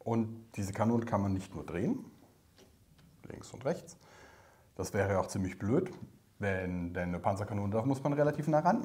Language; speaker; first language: German; native; German